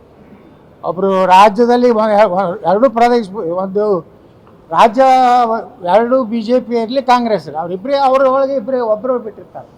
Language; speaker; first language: Kannada; native; Kannada